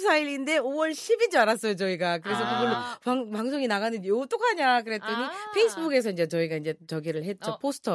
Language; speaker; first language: Korean; non-native, fluent; Filipino